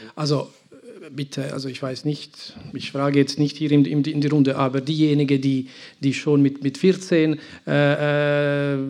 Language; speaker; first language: German; non-native, local second language; Italian